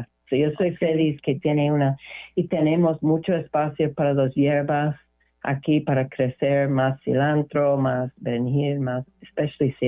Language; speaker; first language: Spanish; non-native, learner; English